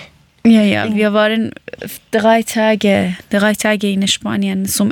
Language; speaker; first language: German; non-native, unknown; Persian